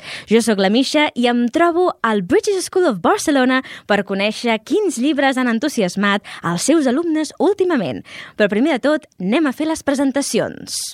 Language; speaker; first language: Catalan; native; Catalan